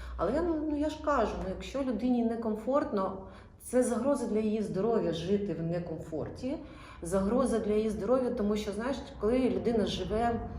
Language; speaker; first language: Ukrainian; non-native, local second language; Russian